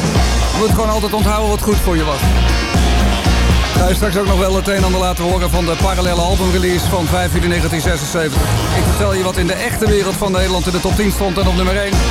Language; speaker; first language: Dutch; native; Dutch